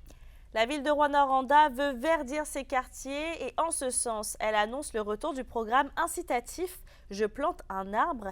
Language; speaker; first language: French; native; French